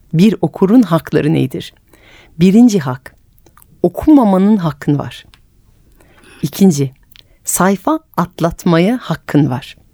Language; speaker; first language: Turkish; non-native, fluent; French